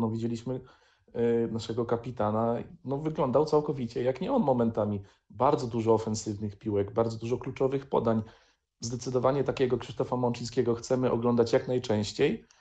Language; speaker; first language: Polish; native; Polish